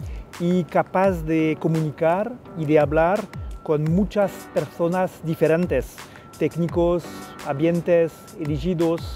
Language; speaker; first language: Spanish; non-native, fluent; French